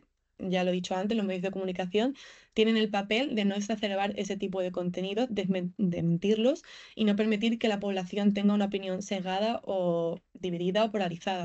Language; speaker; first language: Spanish; native; Spanish